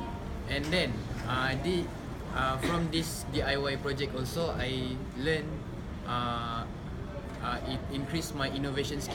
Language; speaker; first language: English; non-native, local second language; Malay